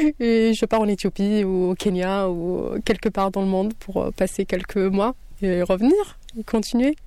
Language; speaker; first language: French; early bilingual, other home language; Kabyle